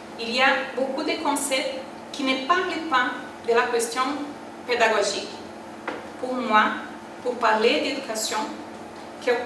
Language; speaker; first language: French; non-native, learner; Portuguese